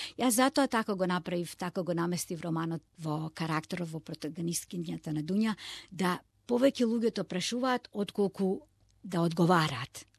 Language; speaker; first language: Macedonian; non-native, local second language; Turkish